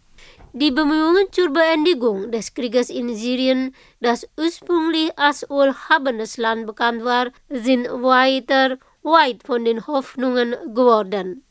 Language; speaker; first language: German; non-native, fluent; Indonesian